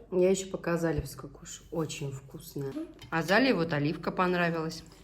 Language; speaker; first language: Russian; non-native, local second language; Tatar